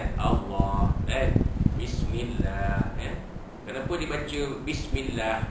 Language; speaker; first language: Malay; native; Malay